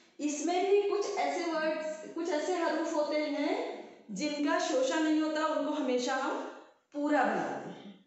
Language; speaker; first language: Hindi; native; Hindi